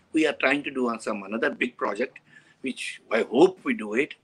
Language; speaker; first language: Hindi; native; Hindi